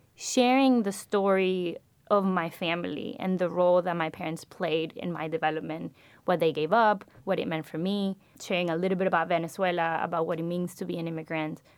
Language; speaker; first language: English; non-native, fluent; Spanish